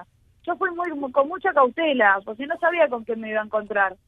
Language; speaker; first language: Spanish; native; Spanish